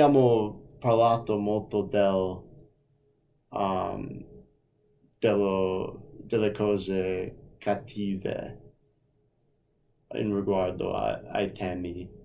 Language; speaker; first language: Italian; non-native, fluent; English